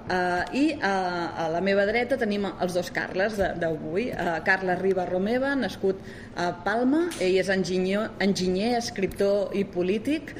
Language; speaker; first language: Catalan; native; Catalan